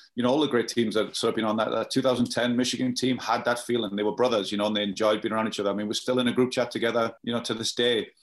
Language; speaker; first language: English; native; English